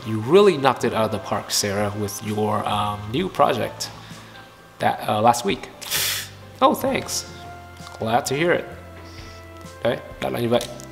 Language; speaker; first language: English; non-native, fluent; Vietnamese